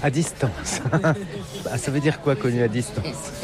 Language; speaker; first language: French; native; French